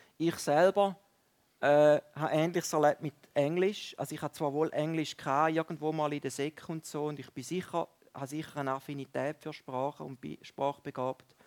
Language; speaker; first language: German; native; German